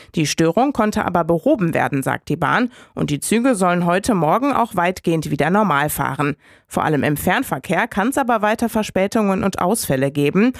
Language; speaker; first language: German; native; German